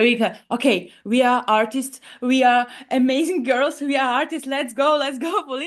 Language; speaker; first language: English; non-native, learner; Russian